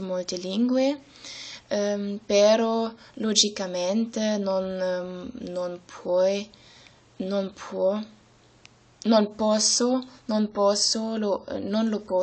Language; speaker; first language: Italian; non-native, learner; German